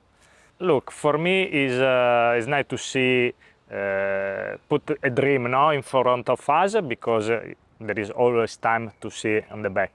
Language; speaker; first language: English; non-native, learner; Italian